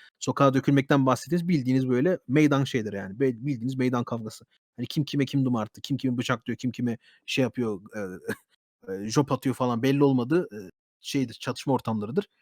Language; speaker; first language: Turkish; early bilingual, heritage; Turkish